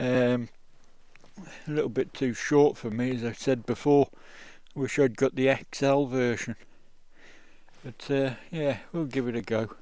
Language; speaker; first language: English; native; English